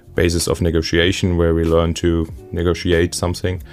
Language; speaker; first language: English; non-native, fluent; German